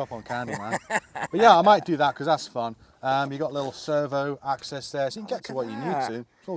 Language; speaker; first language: English; native; English